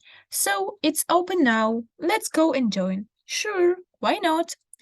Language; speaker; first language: English; non-native, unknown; Ukrainian